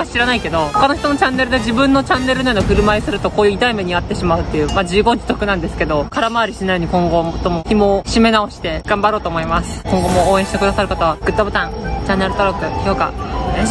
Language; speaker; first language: Japanese; native; Japanese